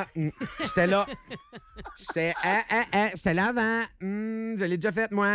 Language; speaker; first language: French; native; French